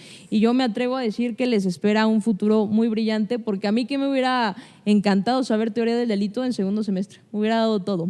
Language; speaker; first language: Spanish; native; Spanish